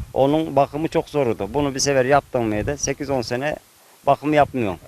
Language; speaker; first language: Turkish; native; Turkish